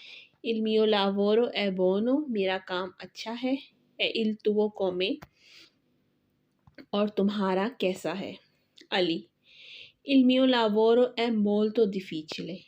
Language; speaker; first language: Italian; non-native, fluent; Urdu